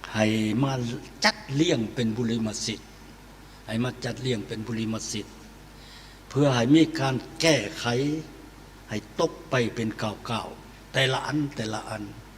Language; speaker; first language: Lao; native; Lao